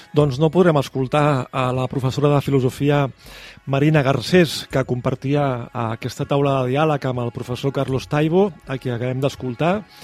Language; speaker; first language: Catalan; native; Catalan